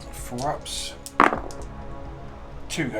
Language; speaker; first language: English; native; English